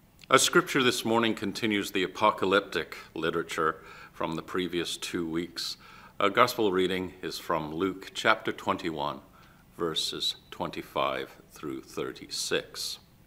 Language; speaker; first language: English; native; English